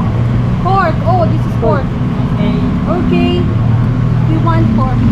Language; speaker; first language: English; non-native, local second language; Filipino